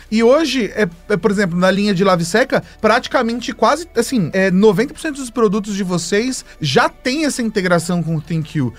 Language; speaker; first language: Portuguese; native; Portuguese